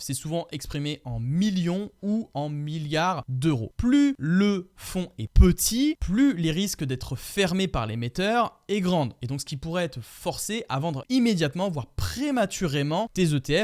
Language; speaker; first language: French; native; French